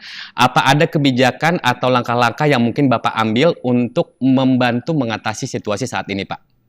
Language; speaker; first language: Indonesian; native; Indonesian